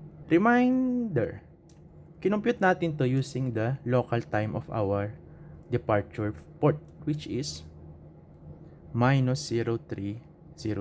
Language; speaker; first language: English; non-native, local second language; Filipino